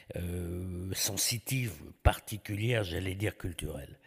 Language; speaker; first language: French; native; French